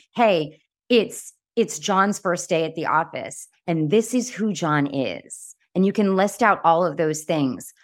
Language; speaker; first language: English; native; English